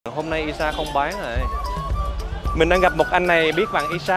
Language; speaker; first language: Vietnamese; native; Vietnamese